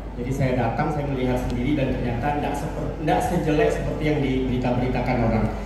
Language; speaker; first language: Indonesian; native; Indonesian